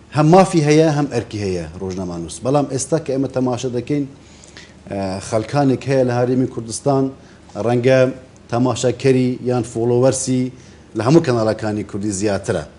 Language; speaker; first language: Central Kurdish; non-native, local second language; Kurdish